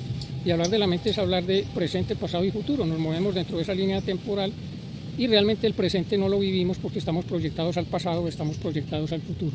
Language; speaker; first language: Spanish; native; Spanish